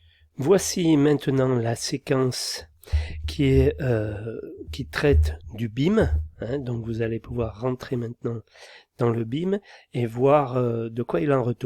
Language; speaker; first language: French; native; French